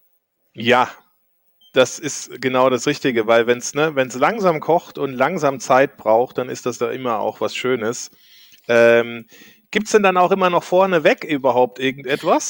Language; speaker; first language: German; native; German